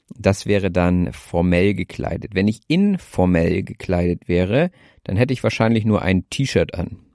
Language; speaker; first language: German; native; German